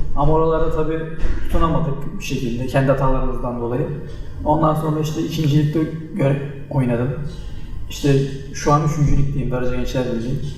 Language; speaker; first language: Turkish; early bilingual, heritage; Turkish